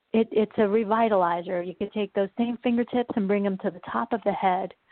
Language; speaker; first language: English; native; English